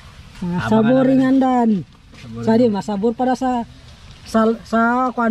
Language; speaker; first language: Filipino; non-native, local second language; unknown